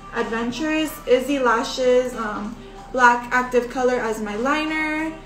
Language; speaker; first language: English; native; English